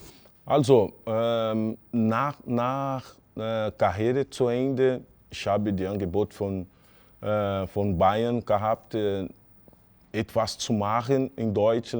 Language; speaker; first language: German; non-native, fluent; Portuguese